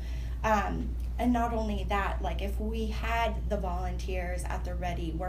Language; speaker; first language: English; native; English